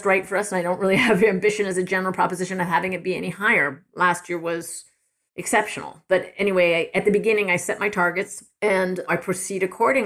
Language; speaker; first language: English; native; English